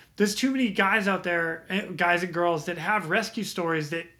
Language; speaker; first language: English; native; English